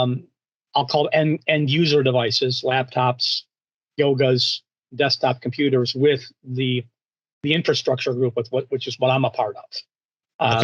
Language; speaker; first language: English; native; English